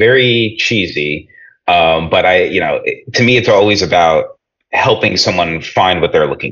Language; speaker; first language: English; native; English